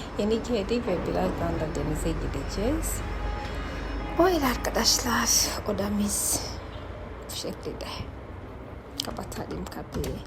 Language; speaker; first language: Turkish; non-native, fluent; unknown